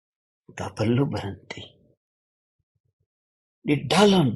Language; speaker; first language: Indonesian; non-native, fluent; Hindi